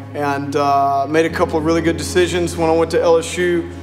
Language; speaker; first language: English; native; English